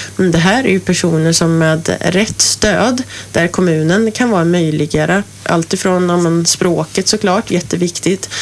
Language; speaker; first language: Swedish; native; Swedish